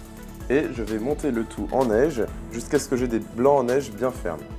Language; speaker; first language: French; native; French